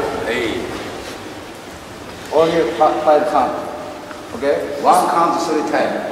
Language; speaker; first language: English; non-native, learner; Japanese